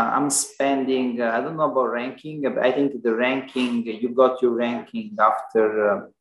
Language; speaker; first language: English; non-native, learner; Italian